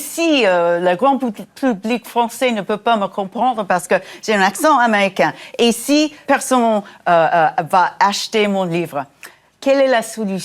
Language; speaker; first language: French; non-native, fluent; English